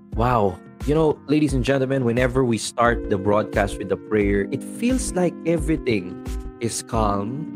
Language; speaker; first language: English; non-native, local second language; Filipino